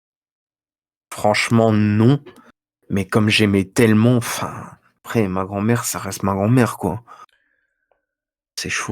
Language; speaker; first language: French; native; French